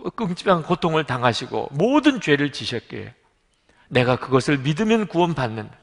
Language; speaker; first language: Korean; native; Korean